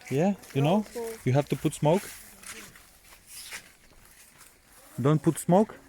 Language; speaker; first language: English; non-native, learner; Romanian